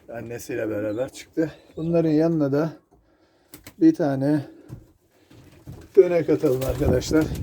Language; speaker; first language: Turkish; native; Turkish